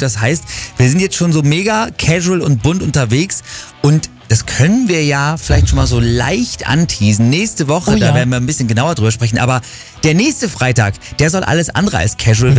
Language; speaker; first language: German; native; German